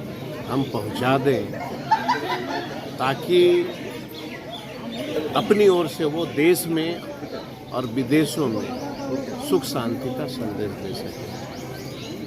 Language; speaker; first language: Hindi; native; Hindi